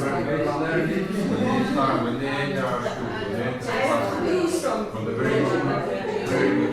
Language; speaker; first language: English; non-native, learner; Basque